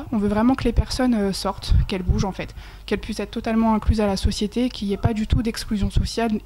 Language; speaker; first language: French; native; French